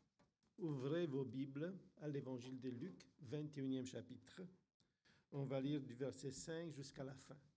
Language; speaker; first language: French; non-native, fluent; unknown